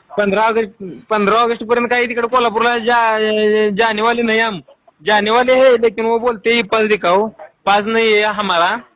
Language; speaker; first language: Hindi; non-native, local second language; Marathi